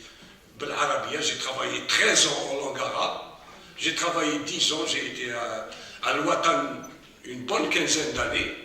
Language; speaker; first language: French; non-native, local second language; Arabic